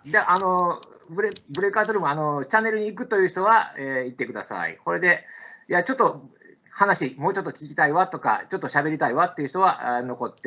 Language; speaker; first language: Japanese; native; Japanese